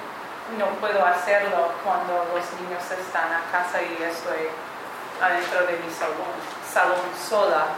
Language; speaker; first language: Spanish; non-native, learner; English